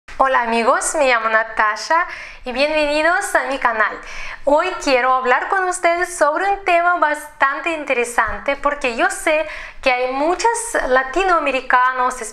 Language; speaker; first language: Spanish; non-native, fluent; Russian